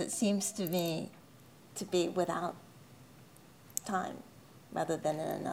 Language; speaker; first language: English; native; English